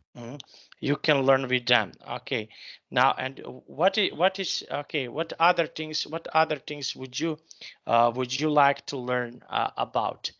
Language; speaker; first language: English; non-native, fluent; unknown